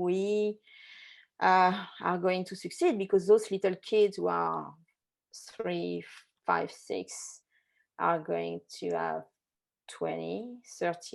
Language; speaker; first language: English; non-native, fluent; French